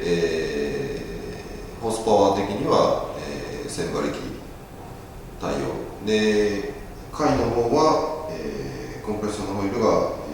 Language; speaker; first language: Japanese; native; Japanese